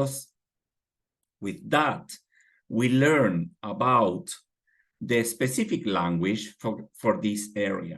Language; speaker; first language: English; non-native, fluent; Spanish